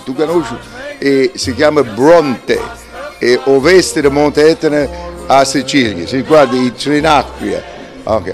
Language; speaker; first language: Italian; early bilingual, heritage; English